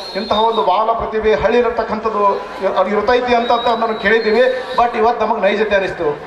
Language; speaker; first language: Kannada; native; Kannada